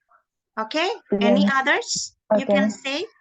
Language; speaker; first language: English; non-native, learner; Indonesian